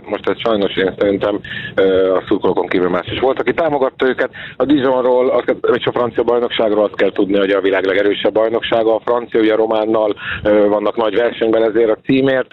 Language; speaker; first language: Hungarian; native; Hungarian